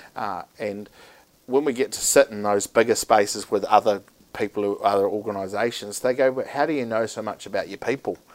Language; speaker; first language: English; native; English